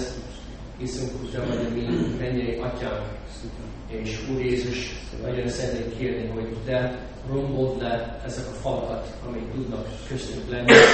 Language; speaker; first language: Hungarian; non-native, fluent; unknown